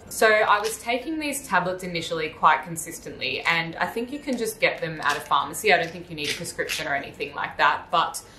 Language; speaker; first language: English; native; English